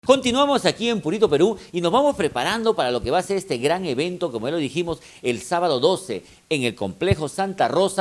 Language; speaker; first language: Spanish; native; Spanish